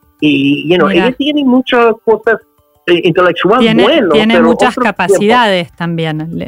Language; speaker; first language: Spanish; non-native, learner; English